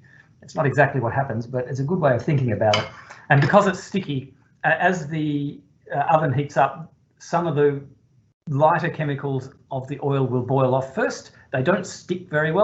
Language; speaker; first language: English; native; English